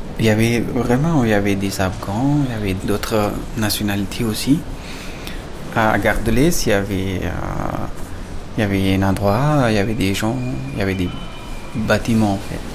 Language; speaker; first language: French; non-native, fluent; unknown